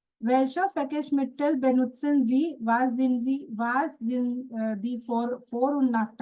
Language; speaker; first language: German; non-native, fluent; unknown